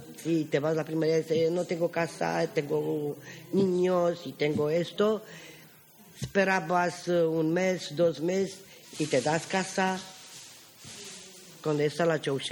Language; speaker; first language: Spanish; non-native, learner; Romany